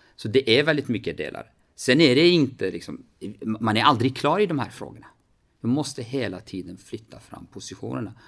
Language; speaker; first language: Swedish; early bilingual, other home language; Arabic